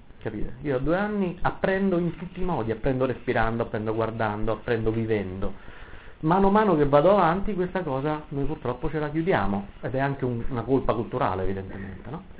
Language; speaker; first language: Italian; native; Italian